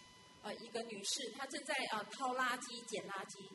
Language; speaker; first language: Chinese; native; Chinese